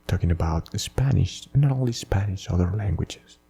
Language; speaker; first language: English; non-native, fluent; Spanish